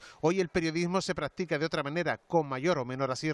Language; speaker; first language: Spanish; native; Spanish